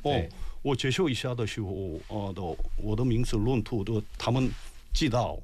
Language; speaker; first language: Chinese; non-native, learner; Korean